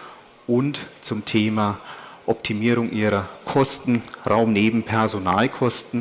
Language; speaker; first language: German; native; German